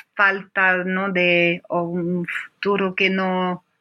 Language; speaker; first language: Spanish; non-native, fluent; French